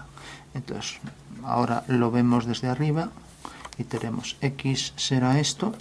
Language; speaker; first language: Spanish; native; Spanish